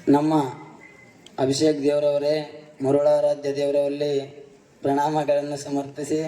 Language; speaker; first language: Kannada; non-native, fluent; Telugu